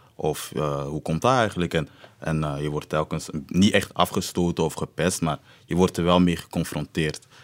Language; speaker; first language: Dutch; early bilingual, other home language; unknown